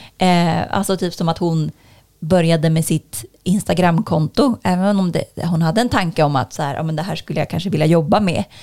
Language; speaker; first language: Swedish; native; Swedish